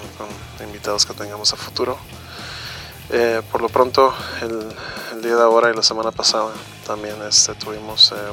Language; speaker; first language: Spanish; native; Spanish